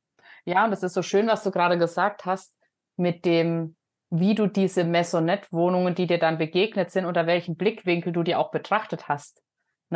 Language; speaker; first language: German; native; German